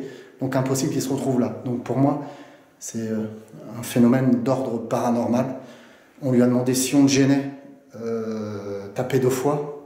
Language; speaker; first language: French; native; French